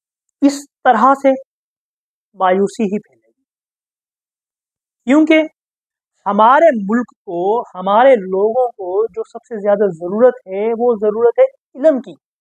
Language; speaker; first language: Urdu; native; Urdu